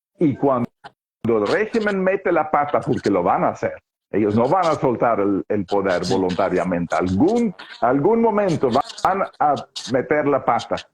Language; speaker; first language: Spanish; non-native, fluent; Swedish